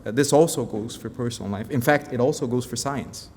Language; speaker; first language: English; non-native, fluent; Portuguese